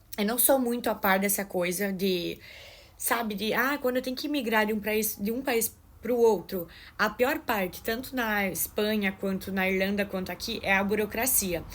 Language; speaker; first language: Portuguese; native; Portuguese